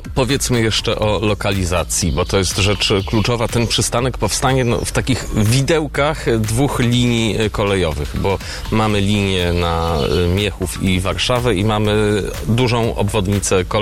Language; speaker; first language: Polish; native; Polish